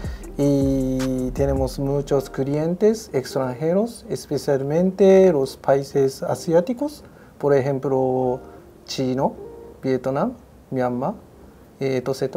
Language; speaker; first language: Spanish; non-native, learner; Japanese